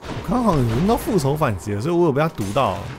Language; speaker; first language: Chinese; native; Chinese